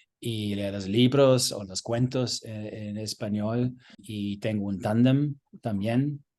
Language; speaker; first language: Spanish; non-native, learner; German